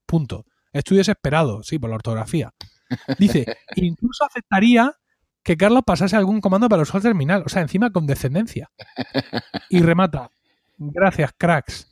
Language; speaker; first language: Spanish; native; Spanish